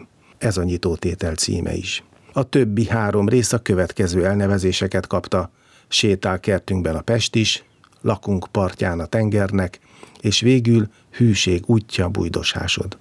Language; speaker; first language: Hungarian; native; Hungarian